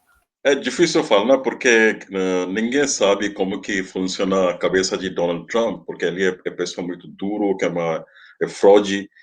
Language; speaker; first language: Portuguese; non-native, fluent; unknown